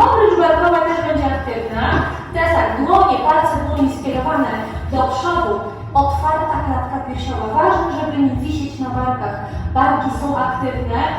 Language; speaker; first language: Polish; native; Polish